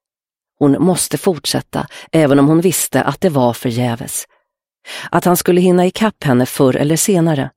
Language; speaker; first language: Swedish; native; Swedish